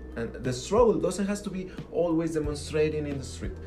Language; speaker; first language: English; non-native, fluent; Spanish